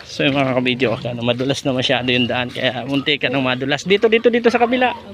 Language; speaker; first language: Filipino; native; Filipino